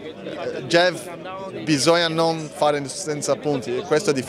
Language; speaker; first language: Italian; non-native, learner; Portuguese